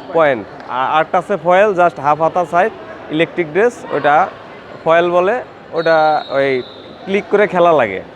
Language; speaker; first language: Bangla; native; Bangla